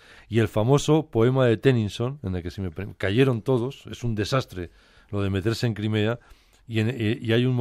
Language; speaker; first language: Spanish; native; Spanish